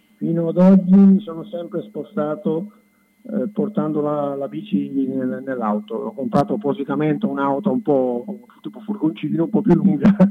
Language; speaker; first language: Italian; native; Italian